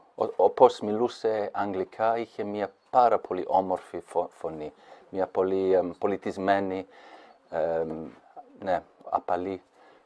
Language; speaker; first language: Greek; non-native, fluent; English